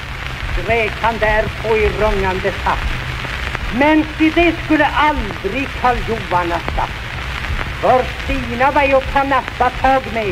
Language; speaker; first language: Swedish; native; Swedish